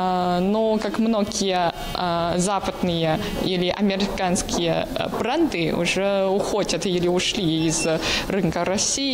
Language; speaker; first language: Russian; non-native, fluent; Chinese